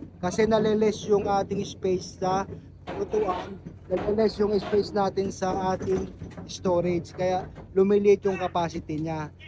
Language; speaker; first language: Filipino; native; Filipino